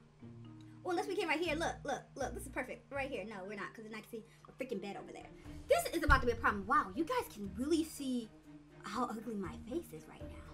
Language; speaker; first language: English; native; English